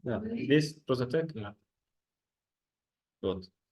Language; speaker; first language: Russian; non-native, fluent; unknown